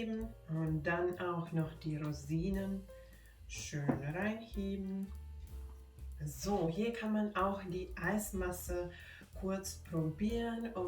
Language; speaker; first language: German; non-native, fluent; Finnish